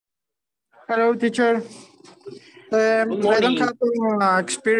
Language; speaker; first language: English; non-native, learner; Spanish